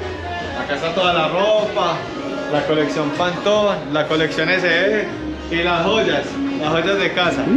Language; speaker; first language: Spanish; native; Spanish